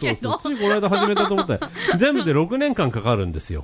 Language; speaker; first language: Japanese; native; Japanese